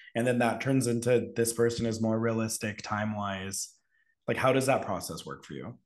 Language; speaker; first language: English; native; English